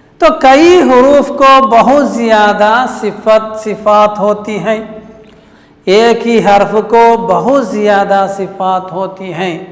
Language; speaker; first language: Urdu; non-native, local second language; Malayalam